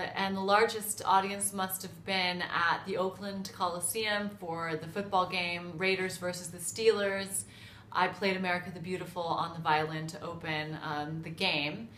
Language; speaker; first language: English; native; English